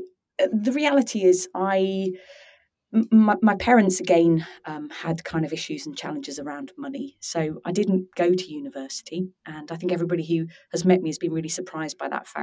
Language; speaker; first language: English; native; English